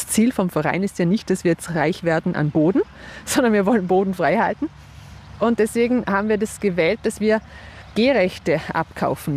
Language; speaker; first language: German; native; German